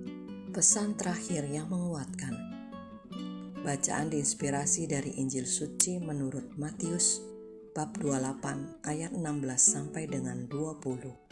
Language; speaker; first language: Indonesian; native; Indonesian